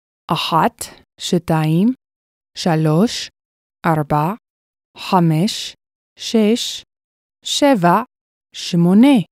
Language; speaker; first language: Hebrew; non-native, fluent; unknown